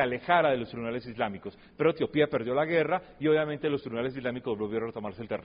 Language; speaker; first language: Spanish; native; Spanish